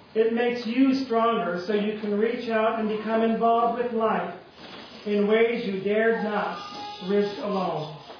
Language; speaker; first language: English; native; English